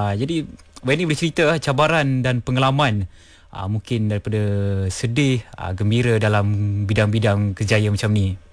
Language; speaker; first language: Malay; non-native, local second language; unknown